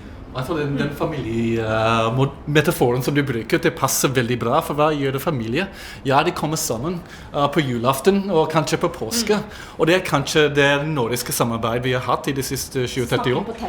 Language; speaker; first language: Norwegian; non-native, fluent; English